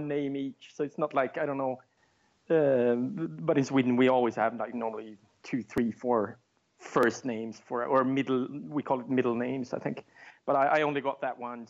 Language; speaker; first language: English; non-native, fluent; Swedish